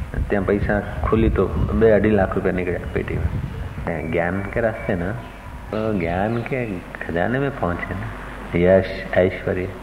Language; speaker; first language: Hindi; non-native, local second language; Sindhi